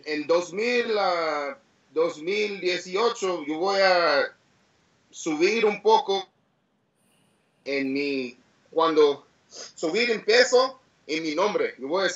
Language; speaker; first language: Spanish; early bilingual, heritage; English